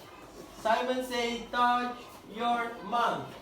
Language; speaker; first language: English; non-native, learner; Indonesian